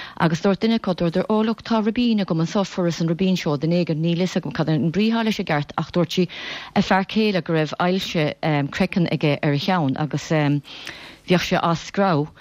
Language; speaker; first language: Irish; native; Irish